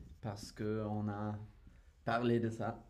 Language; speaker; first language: French; non-native, learner; English